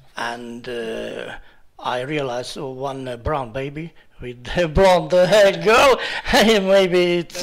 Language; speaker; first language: English; non-native, learner; Hungarian